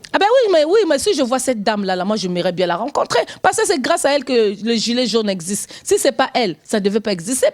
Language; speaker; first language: French; non-native, local second language; Lingala